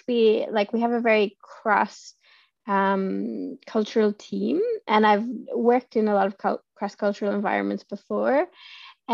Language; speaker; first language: English; native; English